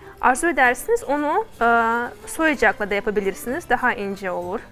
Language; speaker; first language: Turkish; non-native, fluent; Russian